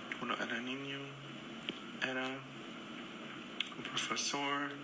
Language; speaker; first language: Spanish; non-native, fluent; English